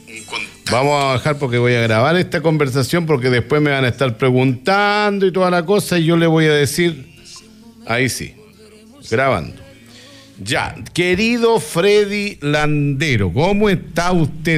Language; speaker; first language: Spanish; native; Spanish